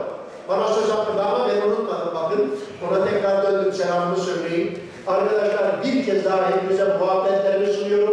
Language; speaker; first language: Turkish; native; Turkish